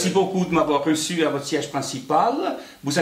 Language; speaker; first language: French; native; French